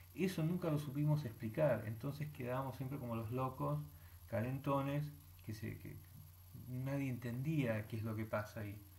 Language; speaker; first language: Spanish; early bilingual, heritage; Spanish